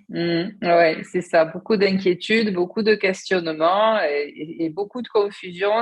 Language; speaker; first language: French; native; French